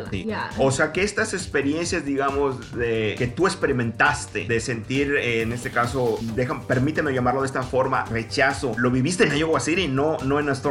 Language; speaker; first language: Spanish; native; Spanish